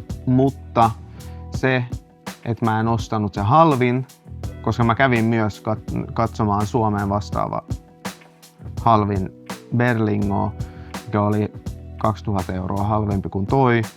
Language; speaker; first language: Finnish; non-native, local second language; Swedish